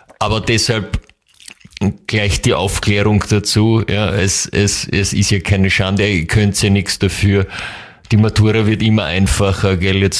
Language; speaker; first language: German; native; German